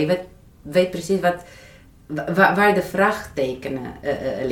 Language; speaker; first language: Dutch; non-native, fluent; Romanian